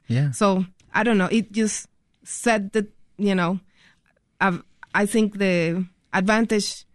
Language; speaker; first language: English; non-native, fluent; Spanish